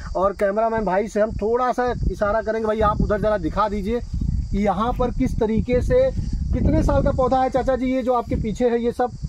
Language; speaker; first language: Hindi; native; Hindi